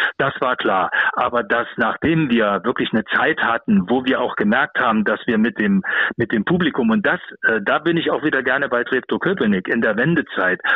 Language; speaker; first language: German; native; German